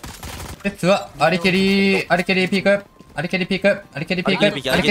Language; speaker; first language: Japanese; native; Japanese